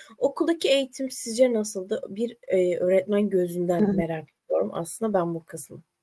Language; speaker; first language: Turkish; native; Turkish